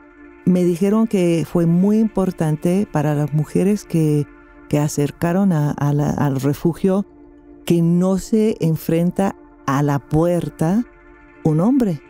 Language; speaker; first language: Spanish; non-native, fluent; English